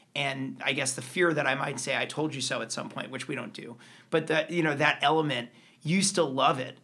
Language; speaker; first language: English; native; English